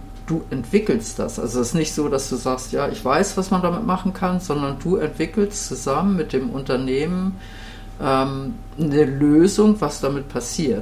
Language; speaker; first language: German; native; German